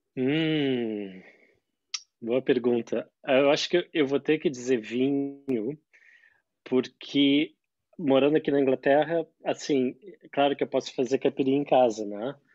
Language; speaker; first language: Portuguese; native; Portuguese